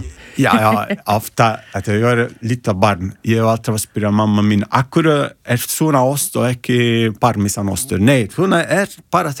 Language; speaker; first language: Icelandic; non-native, learner; Italian